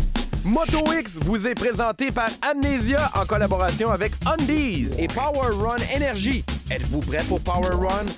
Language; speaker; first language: French; native; French